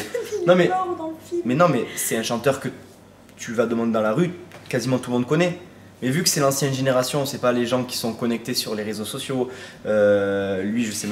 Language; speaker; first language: French; native; French